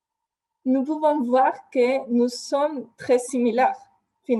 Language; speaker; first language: French; non-native, fluent; Spanish